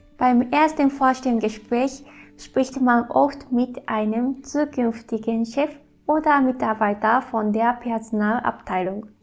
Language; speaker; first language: German; non-native, fluent; Japanese